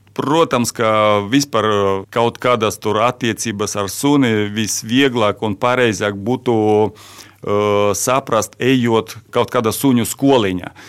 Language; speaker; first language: Latvian; non-native, local second language; Russian